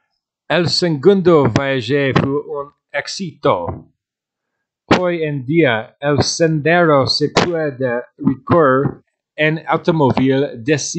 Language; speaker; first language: Spanish; non-native, learner; English